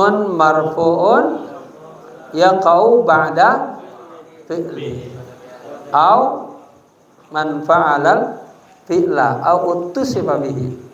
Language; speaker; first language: Arabic; non-native, fluent; Indonesian